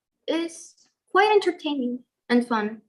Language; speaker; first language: English; non-native, fluent; Spanish